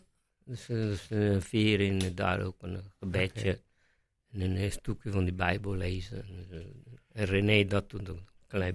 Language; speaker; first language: Dutch; non-native, fluent; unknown